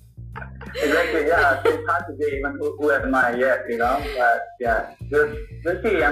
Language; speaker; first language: English; non-native, local second language; Tamil